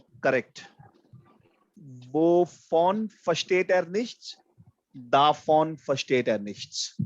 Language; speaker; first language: German; non-native, fluent; Hindi